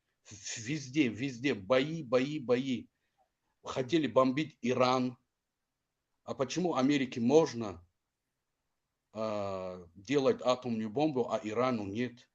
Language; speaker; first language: Russian; non-native, fluent; Tajik